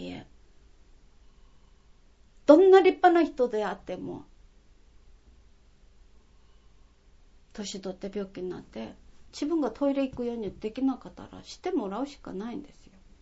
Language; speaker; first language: Japanese; non-native, fluent; Korean